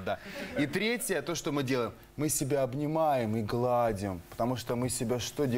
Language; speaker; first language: Russian; native; Russian